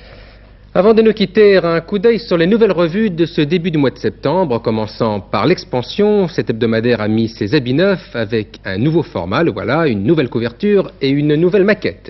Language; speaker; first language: French; native; French